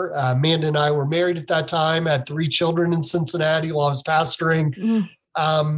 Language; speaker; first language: English; native; English